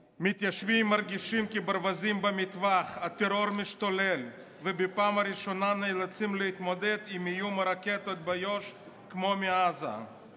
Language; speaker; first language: Hebrew; non-native, fluent; Russian